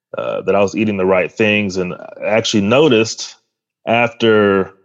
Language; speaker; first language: English; native; English